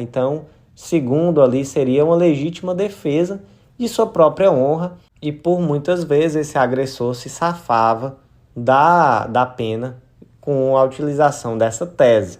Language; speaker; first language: Portuguese; native; Portuguese